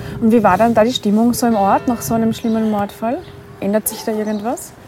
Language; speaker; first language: German; native; German